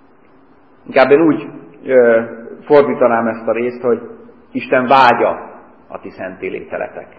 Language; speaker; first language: Hungarian; native; Hungarian